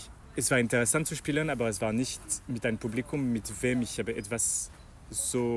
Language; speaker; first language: German; non-native, learner; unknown